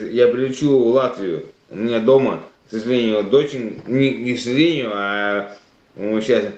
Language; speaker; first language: Russian; native; Russian